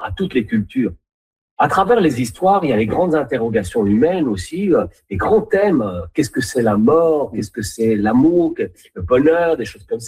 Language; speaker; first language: French; native; French